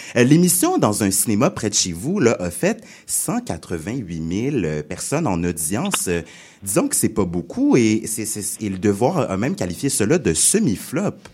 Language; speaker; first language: French; native; French